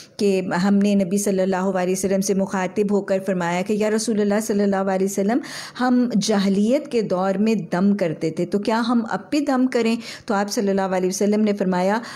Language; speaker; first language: Urdu; native; Urdu